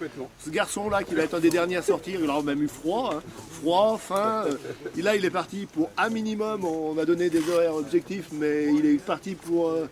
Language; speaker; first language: French; native; French